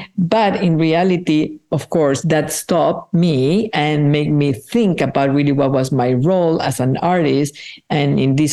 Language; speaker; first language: English; non-native, fluent; Spanish